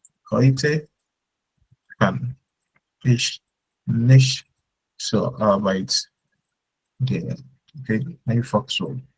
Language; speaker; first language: German; non-native, fluent; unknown